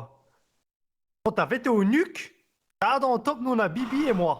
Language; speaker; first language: French; native; French